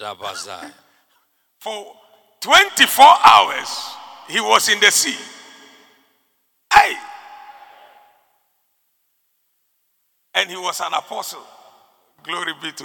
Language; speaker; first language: English; non-native, local second language; Akan